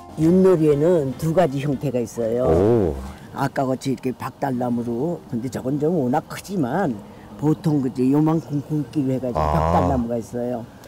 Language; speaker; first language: Korean; native; Korean